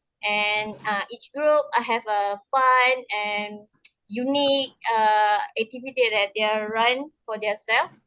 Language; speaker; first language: English; non-native, local second language; Malay